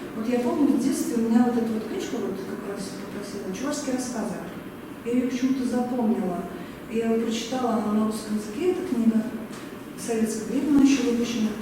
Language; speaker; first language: Russian; native; Russian